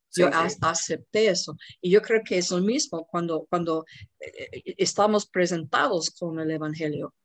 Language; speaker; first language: Spanish; non-native, fluent; English